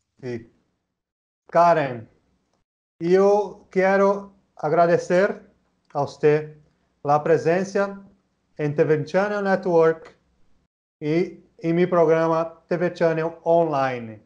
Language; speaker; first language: Spanish; non-native, learner; Portuguese